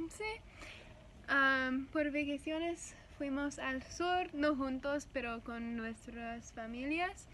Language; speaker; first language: Spanish; non-native, learner; English